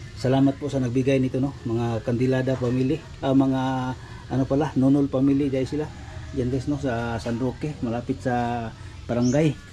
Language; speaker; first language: Filipino; non-native, local second language; Cebuano